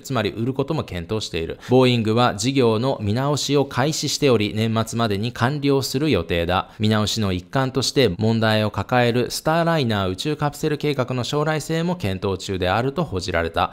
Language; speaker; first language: Japanese; native; Japanese